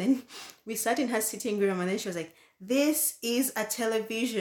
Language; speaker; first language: English; non-native, local second language; Ganda